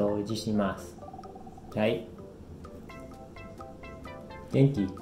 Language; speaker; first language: Japanese; non-native, learner; English